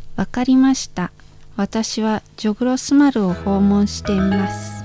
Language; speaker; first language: Japanese; non-native, fluent; Indonesian